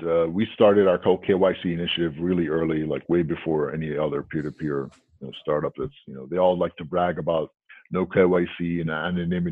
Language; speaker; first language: English; native; English